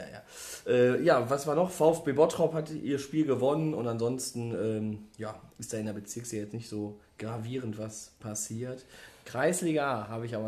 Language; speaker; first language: German; native; German